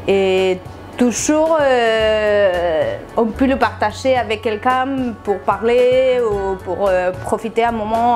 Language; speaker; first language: French; non-native, fluent; Spanish